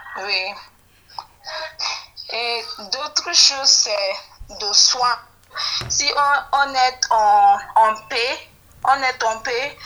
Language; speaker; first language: French; non-native, learner; Yoruba